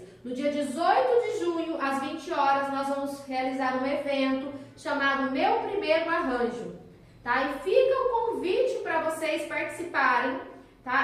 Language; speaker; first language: Portuguese; native; Portuguese